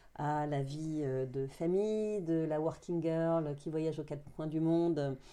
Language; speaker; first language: French; native; French